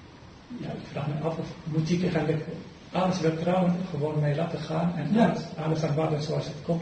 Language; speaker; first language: Dutch; non-native, fluent; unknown